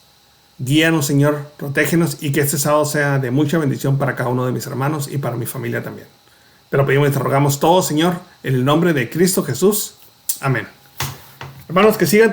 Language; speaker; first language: Spanish; native; Spanish